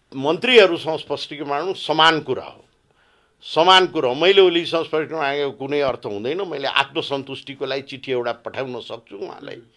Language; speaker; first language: Nepali; non-native, local second language; Bhojpuri